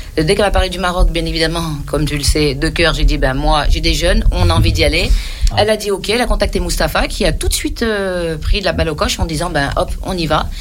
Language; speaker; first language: French; early bilingual, other home language; Arabic